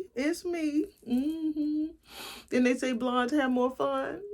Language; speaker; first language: English; native; English